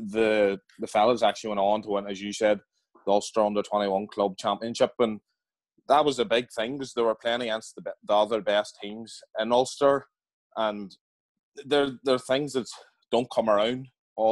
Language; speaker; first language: English; native; English